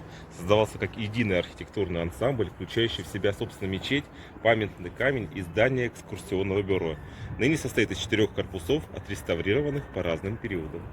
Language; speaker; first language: Russian; native; Russian